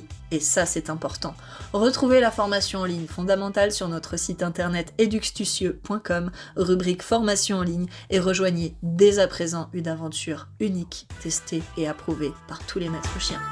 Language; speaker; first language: French; native; French